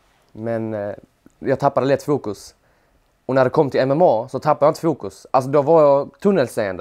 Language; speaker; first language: Swedish; native; Swedish